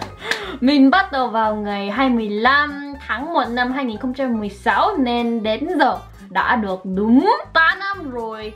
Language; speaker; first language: Vietnamese; non-native, fluent; Korean